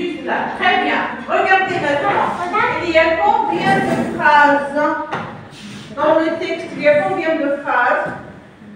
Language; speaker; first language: French; non-native, local second language; Arabic